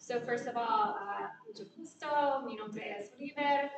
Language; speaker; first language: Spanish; non-native, learner; English